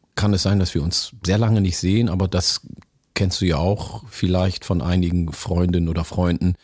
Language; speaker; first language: German; early bilingual, other home language; Oromo